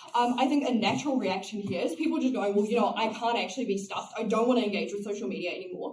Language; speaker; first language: English; native; English